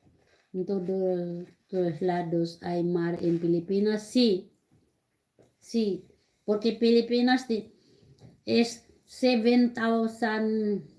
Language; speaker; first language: Spanish; non-native, learner; Cebuano